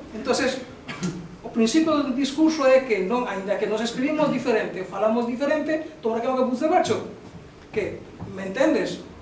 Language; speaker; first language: Galician; non-native, fluent; Bangla